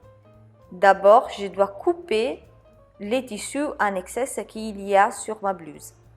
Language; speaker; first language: French; non-native, fluent; Italian